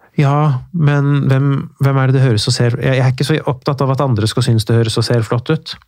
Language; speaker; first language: Norwegian; early bilingual, other home language; Persian